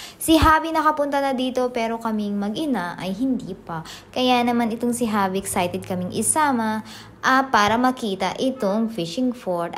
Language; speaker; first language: Filipino; native; Filipino